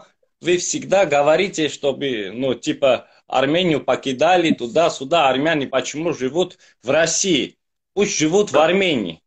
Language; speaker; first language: Russian; non-native, fluent; Armenian